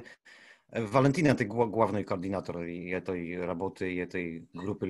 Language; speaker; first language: Russian; non-native, learner; Polish